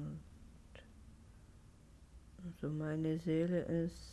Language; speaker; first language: German; non-native, learner; Russian